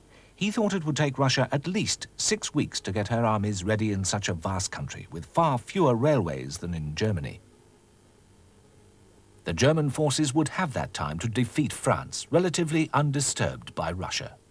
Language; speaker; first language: English; native; English